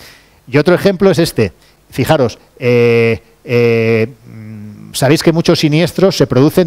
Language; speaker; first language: Spanish; native; Spanish